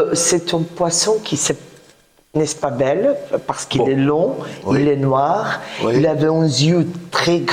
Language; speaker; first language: French; non-native, fluent; Portuguese